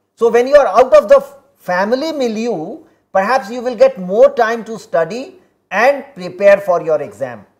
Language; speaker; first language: Hindi; native; Hindi